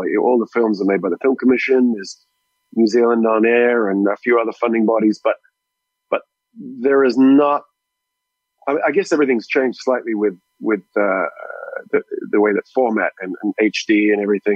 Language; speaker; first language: English; native; English